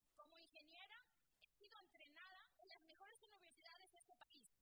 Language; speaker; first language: Spanish; early bilingual, other home language; English